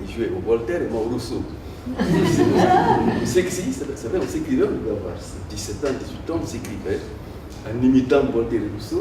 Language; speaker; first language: French; non-native, local second language; Fula